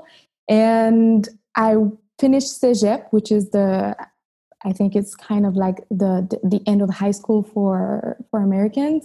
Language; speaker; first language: English; non-native, fluent; Haitian Creole